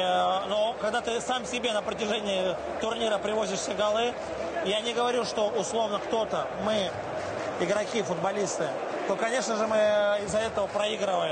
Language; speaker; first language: Russian; native; Russian